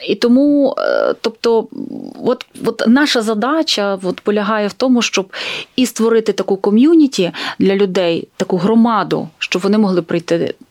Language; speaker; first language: Ukrainian; native; Ukrainian